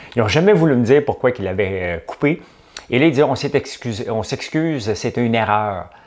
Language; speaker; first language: French; native; French